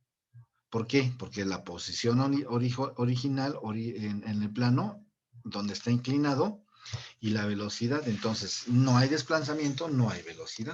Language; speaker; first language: Spanish; native; Spanish